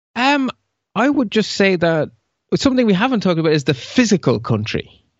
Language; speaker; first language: English; early bilingual, other home language; Dutch